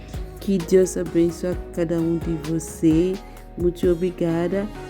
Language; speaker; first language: Portuguese; non-native, learner; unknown